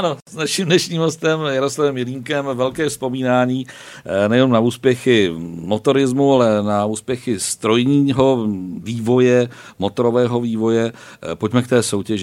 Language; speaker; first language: Czech; native; Czech